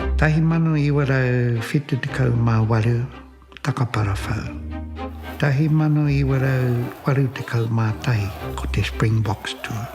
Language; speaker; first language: Māori; native; Māori